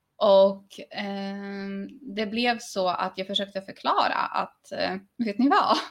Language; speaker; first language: Swedish; early bilingual, other home language; Polish